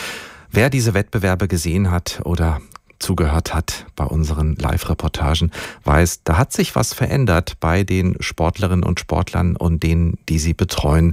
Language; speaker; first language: German; native; German